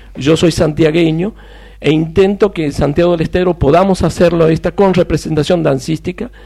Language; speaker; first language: Spanish; native; Spanish